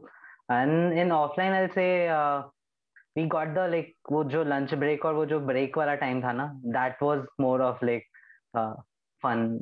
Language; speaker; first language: English; non-native, local second language; Hindi